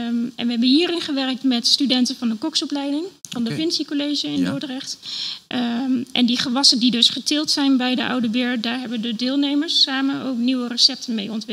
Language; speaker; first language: Dutch; native; Dutch